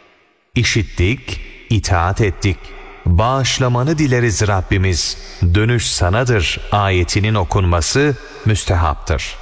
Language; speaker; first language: Turkish; native; Turkish